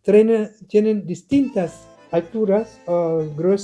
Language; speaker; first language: Spanish; non-native, learner; German